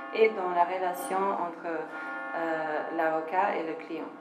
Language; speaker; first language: French; non-native, fluent; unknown